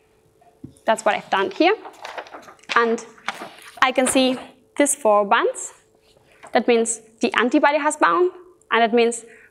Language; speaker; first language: English; non-native, fluent; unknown